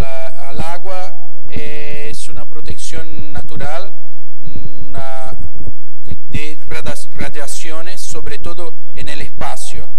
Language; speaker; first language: Spanish; non-native, fluent; Portuguese